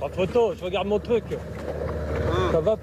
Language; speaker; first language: French; native; French